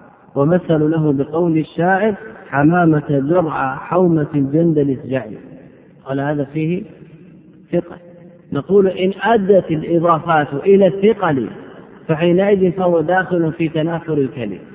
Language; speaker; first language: Arabic; native; Arabic